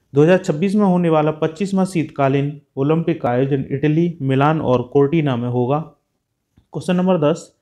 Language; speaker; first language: Hindi; native; Hindi